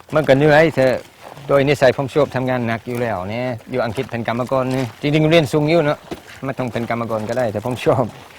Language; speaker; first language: Thai; non-native, fluent; English